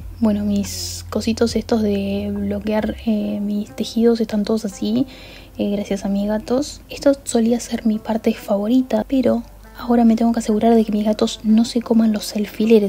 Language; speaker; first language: Spanish; native; Spanish